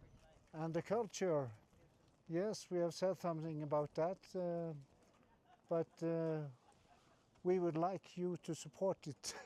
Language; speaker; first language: English; non-native, fluent; Norwegian